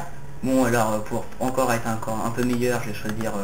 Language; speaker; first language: French; native; French